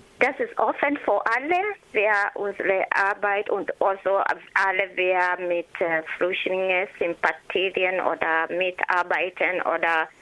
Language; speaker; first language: German; non-native, learner; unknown